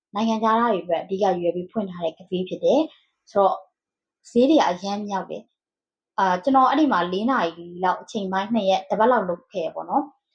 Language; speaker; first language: Burmese; native; Burmese